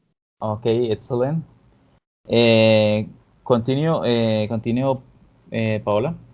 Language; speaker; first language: English; non-native, fluent; Spanish